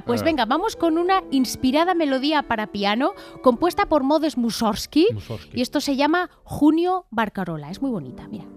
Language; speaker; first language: Spanish; native; Spanish